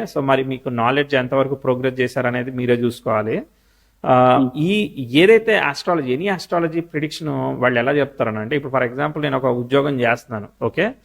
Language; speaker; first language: Telugu; native; Telugu